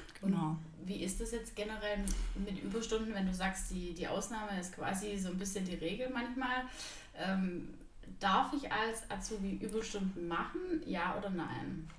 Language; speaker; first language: German; native; German